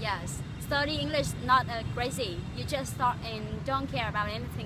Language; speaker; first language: English; non-native, learner; Vietnamese